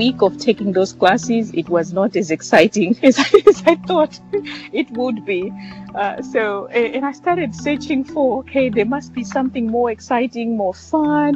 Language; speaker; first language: English; non-native, local second language; Shona